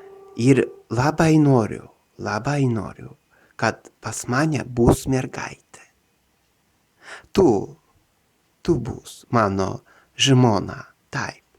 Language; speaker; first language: Lithuanian; non-native, learner; Russian